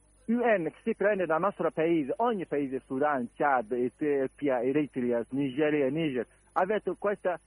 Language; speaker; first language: Italian; non-native, learner; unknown